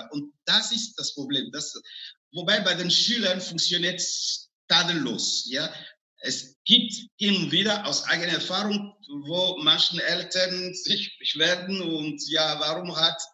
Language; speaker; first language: German; non-native, fluent; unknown